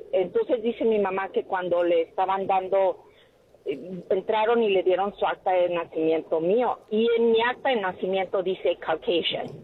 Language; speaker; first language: Spanish; early bilingual, heritage; Spanish